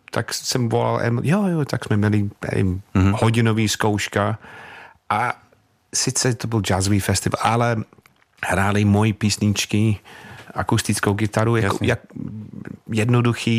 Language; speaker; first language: Czech; non-native, fluent; English